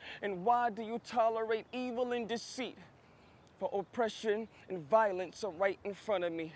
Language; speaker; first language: English; native; English